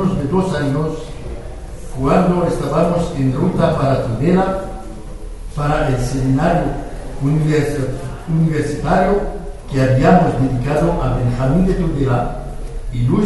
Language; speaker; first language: Spanish; non-native, fluent; French